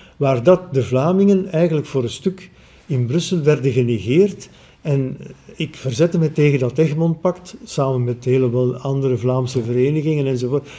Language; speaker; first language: Dutch; native; Dutch